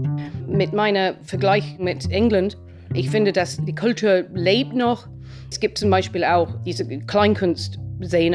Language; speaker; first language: German; non-native, fluent; English